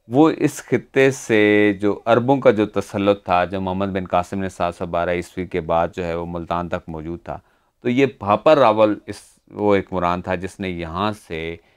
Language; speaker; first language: Urdu; native; Urdu